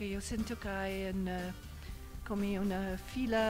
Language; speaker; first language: Spanish; non-native, learner; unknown